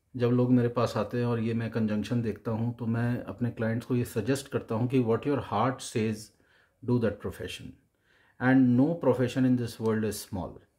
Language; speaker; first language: Hindi; native; Hindi